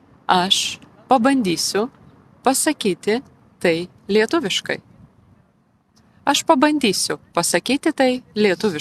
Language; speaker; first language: Lithuanian; non-native, learner; Russian